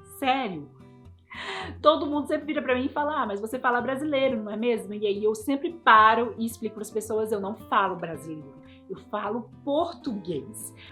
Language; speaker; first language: Portuguese; native; Portuguese